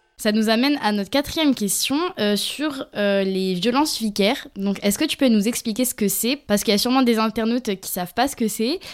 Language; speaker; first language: French; native; French